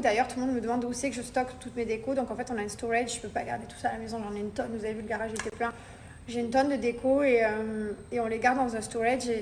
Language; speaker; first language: French; native; French